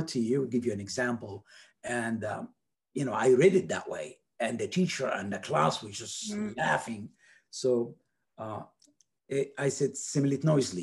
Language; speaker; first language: English; non-native, fluent; Arabic